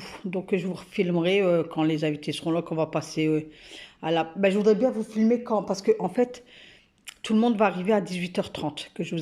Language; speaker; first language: French; native; French